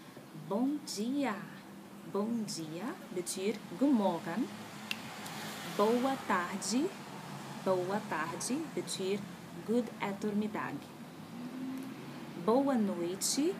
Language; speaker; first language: Norwegian; non-native, learner; Portuguese